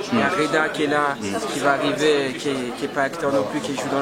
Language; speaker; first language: French; native; French